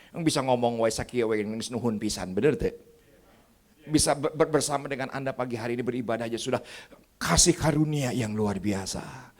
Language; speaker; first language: Indonesian; native; Indonesian